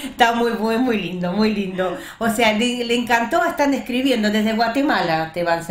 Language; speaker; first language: Spanish; early bilingual, heritage; Russian